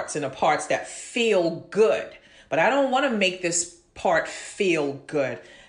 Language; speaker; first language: English; native; English